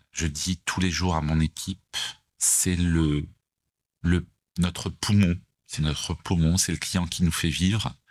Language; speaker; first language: French; native; French